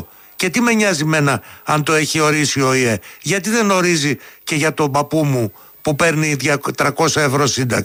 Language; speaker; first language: Greek; native; Greek